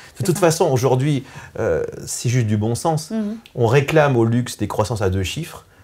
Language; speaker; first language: French; native; French